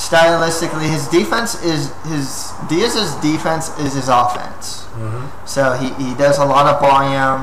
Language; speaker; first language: English; native; English